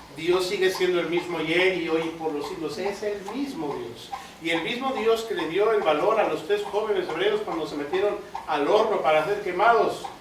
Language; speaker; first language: Spanish; native; Spanish